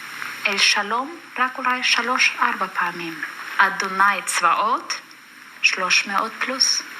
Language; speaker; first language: Hebrew; non-native, fluent; German